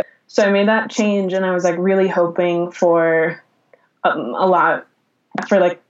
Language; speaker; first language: English; native; English